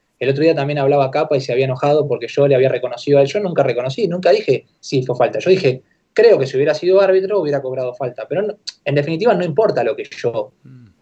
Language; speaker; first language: Spanish; native; Spanish